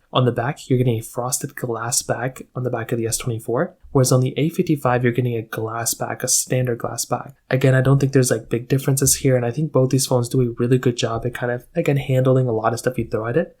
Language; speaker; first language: English; native; English